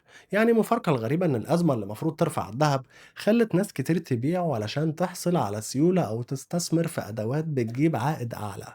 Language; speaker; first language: Arabic; native; Arabic